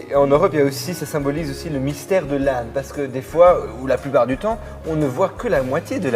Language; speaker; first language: French; native; French